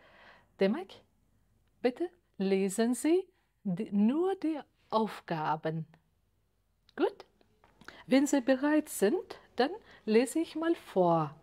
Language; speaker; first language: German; non-native, fluent; Uzbek